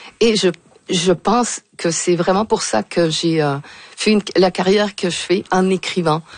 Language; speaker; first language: French; early bilingual, other home language; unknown